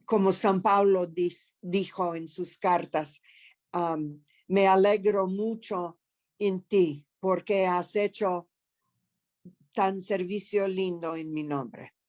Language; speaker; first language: Spanish; non-native, fluent; English